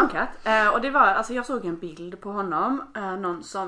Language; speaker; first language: Swedish; native; Swedish